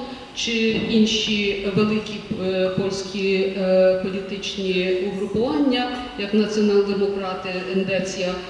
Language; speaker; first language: Ukrainian; native; Ukrainian